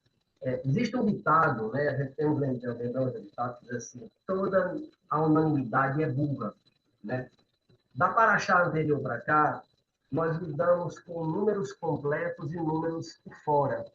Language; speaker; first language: Portuguese; native; Portuguese